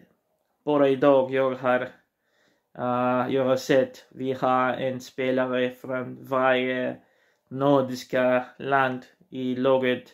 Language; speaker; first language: Swedish; non-native, learner; Portuguese